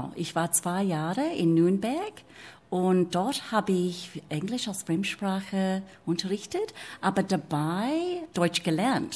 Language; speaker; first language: German; non-native, fluent; English